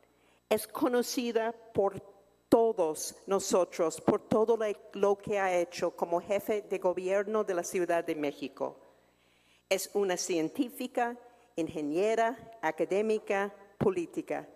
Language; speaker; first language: Spanish; non-native, fluent; English